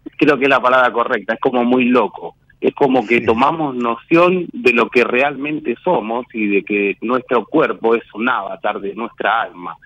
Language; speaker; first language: Spanish; native; Spanish